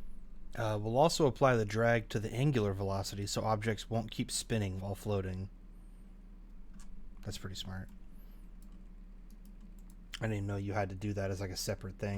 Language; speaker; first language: English; native; English